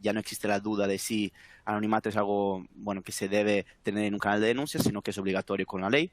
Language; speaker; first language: Spanish; native; Spanish